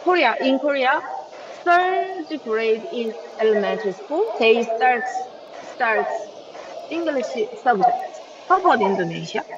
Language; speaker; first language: English; non-native, learner; Korean